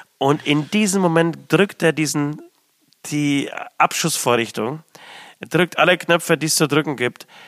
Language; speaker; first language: German; early bilingual, other home language; Polish